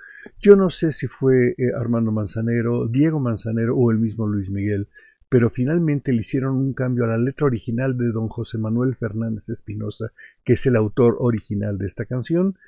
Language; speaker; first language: Spanish; native; Spanish